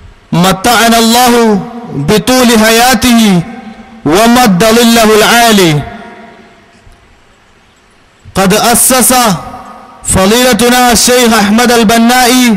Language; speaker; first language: Arabic; non-native, fluent; Malayalam